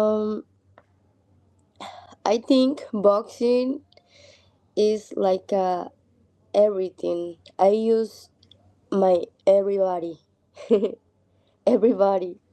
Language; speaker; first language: English; non-native, learner; Spanish